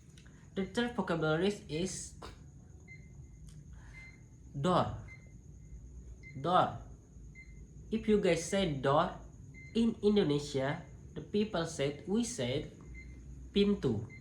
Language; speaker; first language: English; non-native, local second language; Indonesian